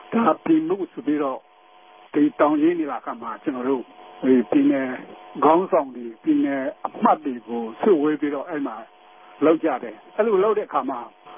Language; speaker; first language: Burmese; non-native, local second language; Tedim Chin